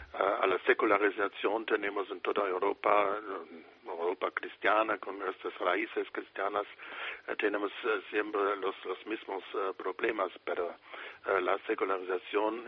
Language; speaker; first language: Spanish; non-native, fluent; German